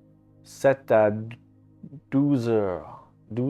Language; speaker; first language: French; non-native, learner; English